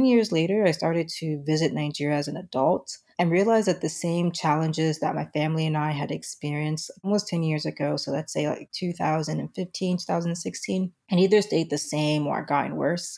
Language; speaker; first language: English; native; English